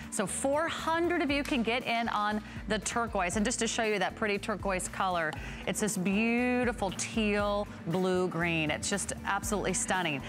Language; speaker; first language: English; native; English